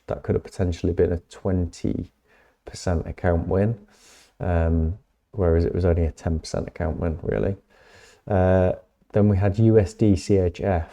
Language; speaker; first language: English; native; English